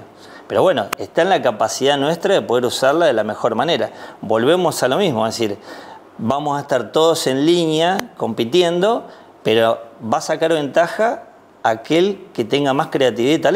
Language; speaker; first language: Spanish; native; Spanish